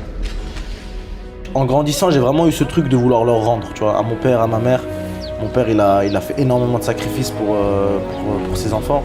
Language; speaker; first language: French; early bilingual, other home language; Chechen